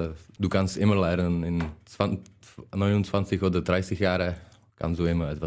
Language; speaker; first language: German; non-native, learner; Czech